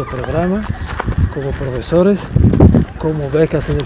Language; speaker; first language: Spanish; non-native, local second language; Arabic